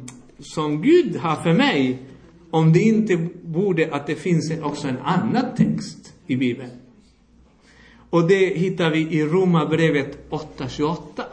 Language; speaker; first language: Swedish; non-native, fluent; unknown